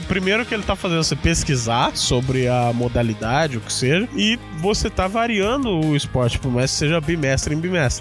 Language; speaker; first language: Portuguese; native; Portuguese